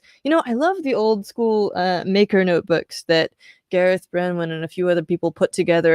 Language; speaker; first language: English; native; English